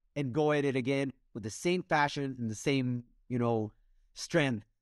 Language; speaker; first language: English; non-native, fluent; Hebrew